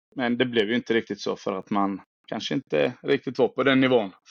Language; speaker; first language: Swedish; early bilingual, other home language; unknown